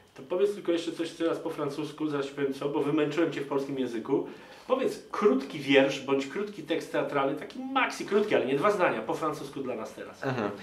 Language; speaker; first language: Polish; native; Polish